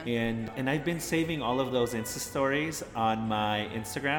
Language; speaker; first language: English; early bilingual, other home language; Spanish